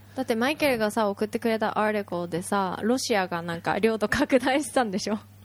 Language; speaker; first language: Japanese; early bilingual, heritage; Japanese